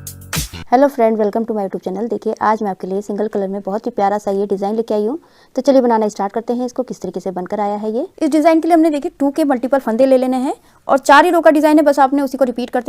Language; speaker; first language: Hindi; non-native, local second language; Punjabi